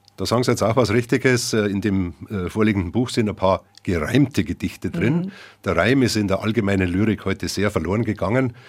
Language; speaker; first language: German; native; German